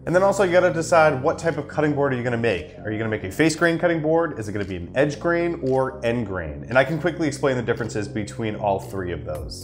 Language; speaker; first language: English; native; English